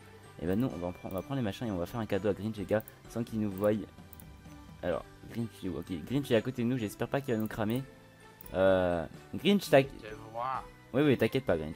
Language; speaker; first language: French; native; French